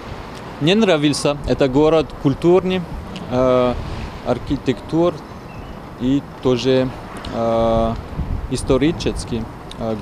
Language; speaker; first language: Russian; non-native, learner; French